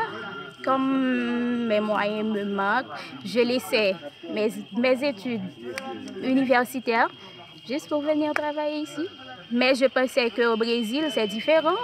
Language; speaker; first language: French; non-native, local second language; Haitian Creole